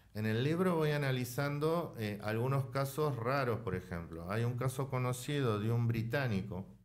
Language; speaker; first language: Spanish; native; Spanish